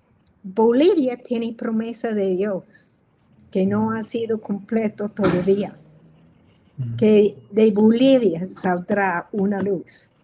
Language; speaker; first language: Spanish; non-native, fluent; English